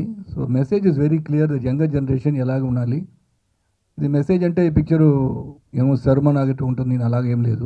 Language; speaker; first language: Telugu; non-native, fluent; Tamil